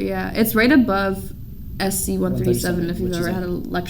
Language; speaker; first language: English; native; English